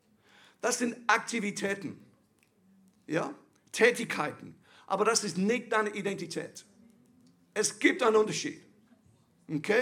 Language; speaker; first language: German; non-native, fluent; English